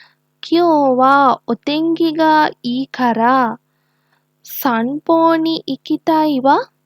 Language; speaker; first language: Japanese; non-native, learner; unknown